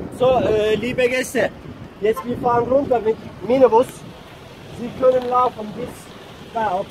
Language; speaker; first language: German; non-native, learner; Turkish